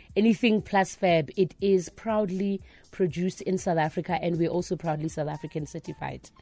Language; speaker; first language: English; non-native, local second language; Northern Sotho